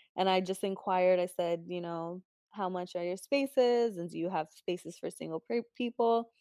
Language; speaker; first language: English; native; English